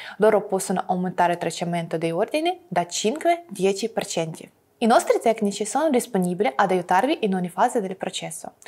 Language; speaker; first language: Italian; non-native, fluent; Russian